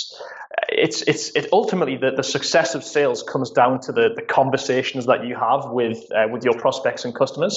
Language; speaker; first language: English; native; English